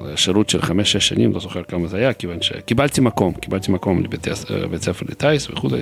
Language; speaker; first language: Hebrew; non-native, fluent; Russian